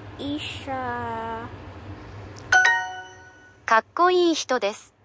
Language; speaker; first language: Japanese; non-native, learner; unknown